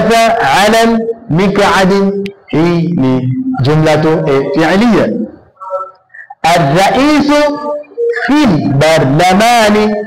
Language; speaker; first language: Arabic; non-native, fluent; Swahili